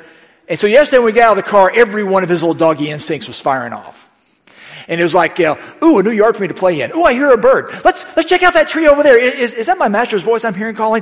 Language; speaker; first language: English; native; English